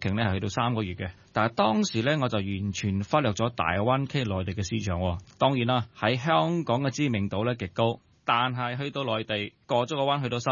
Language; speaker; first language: Cantonese; early bilingual, heritage; Cantonese